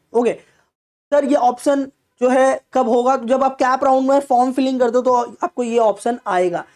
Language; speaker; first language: Hindi; non-native, local second language; Marathi